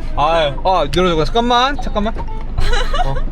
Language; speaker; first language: Korean; native; Korean